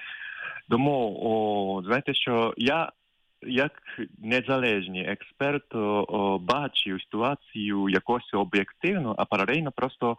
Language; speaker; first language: Ukrainian; non-native, fluent; Japanese